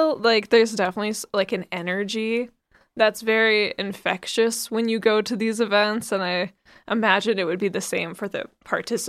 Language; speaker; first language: English; native; English